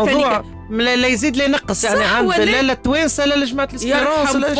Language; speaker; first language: Arabic; native; Arabic